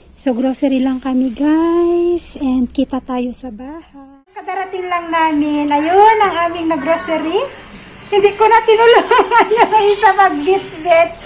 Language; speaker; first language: Filipino; non-native, local second language; Iloko